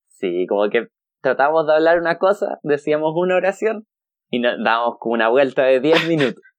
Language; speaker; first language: Spanish; native; Spanish